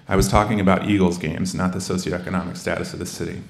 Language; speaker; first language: English; native; English